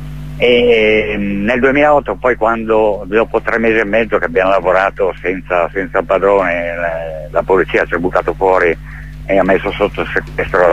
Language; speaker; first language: Italian; native; Italian